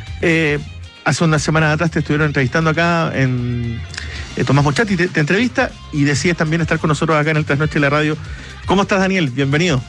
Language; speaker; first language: Spanish; native; Spanish